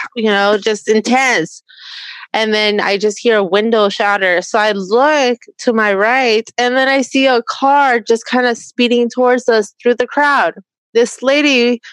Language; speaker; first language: English; early bilingual, other home language; Spanish